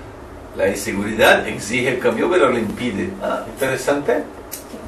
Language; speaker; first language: Spanish; non-native, learner; French